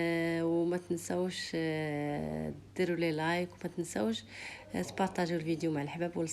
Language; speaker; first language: Arabic; native; Arabic